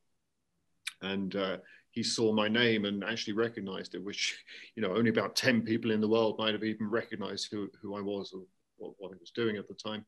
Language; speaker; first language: English; native; English